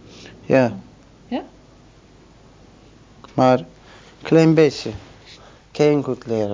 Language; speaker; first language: Dutch; non-native, learner; Turkish